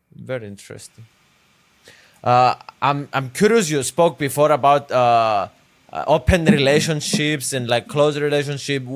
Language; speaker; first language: English; non-native, fluent; Greek